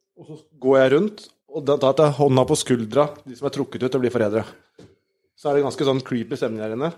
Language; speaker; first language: Norwegian; native; Norwegian